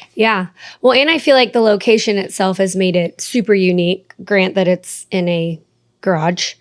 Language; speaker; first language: English; native; English